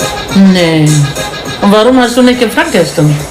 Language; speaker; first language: German; non-native, learner; Indonesian